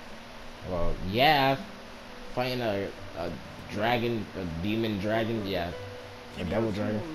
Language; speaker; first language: English; native; English